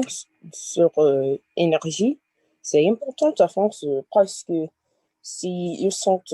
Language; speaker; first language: French; non-native, learner; English